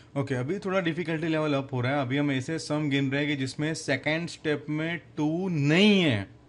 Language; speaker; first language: Hindi; non-native, local second language; Gujarati